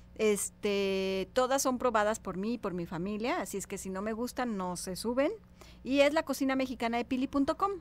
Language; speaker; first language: Spanish; native; Spanish